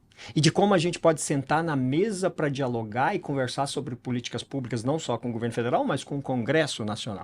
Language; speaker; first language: Portuguese; native; Portuguese